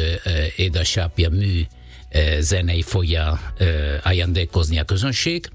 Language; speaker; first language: Hungarian; non-native, fluent; Italian